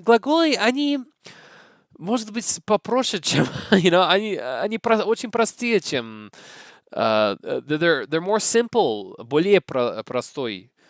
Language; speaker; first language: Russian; non-native, learner; English